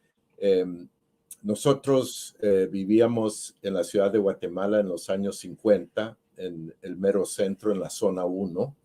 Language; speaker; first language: Spanish; early bilingual, heritage; Spanish